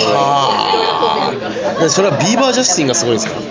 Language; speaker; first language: Japanese; native; Japanese